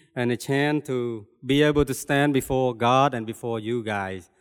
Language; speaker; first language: English; non-native, fluent; Khmer